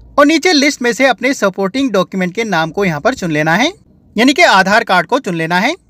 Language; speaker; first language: Hindi; native; Hindi